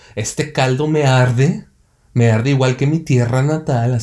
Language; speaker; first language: Spanish; early bilingual, heritage; Spanish